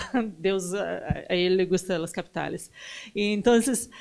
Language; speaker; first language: Spanish; non-native, learner; Portuguese